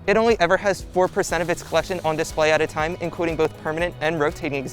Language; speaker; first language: English; native; English